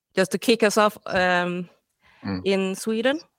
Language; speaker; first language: English; non-native, fluent; Swedish